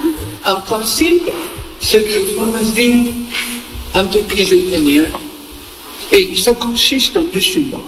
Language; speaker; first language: French; non-native, fluent; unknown